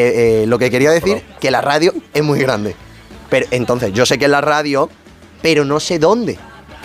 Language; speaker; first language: Spanish; native; Spanish